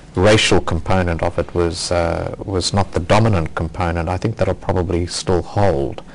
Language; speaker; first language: English; native; English